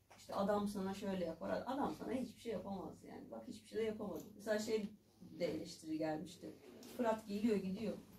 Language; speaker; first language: Turkish; native; Turkish